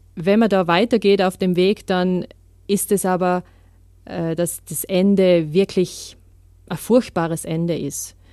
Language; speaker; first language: German; native; German